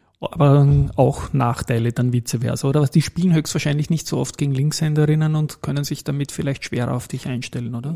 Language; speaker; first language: German; native; German